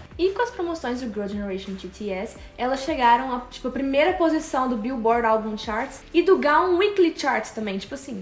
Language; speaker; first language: Portuguese; native; Portuguese